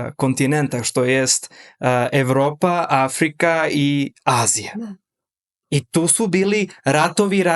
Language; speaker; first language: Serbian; early bilingual, heritage; Serbian